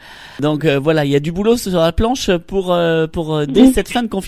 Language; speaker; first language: French; native; French